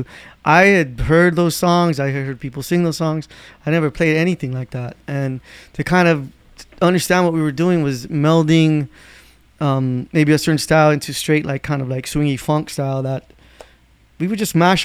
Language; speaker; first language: English; native; English